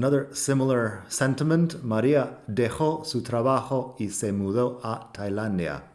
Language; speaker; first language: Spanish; non-native, fluent; English